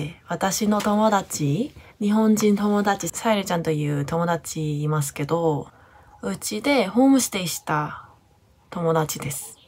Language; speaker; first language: Japanese; non-native, learner; Korean